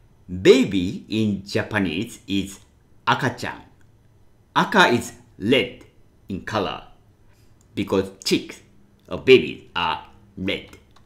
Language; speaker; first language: English; non-native, fluent; Japanese